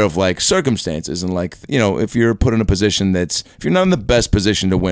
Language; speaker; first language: English; native; English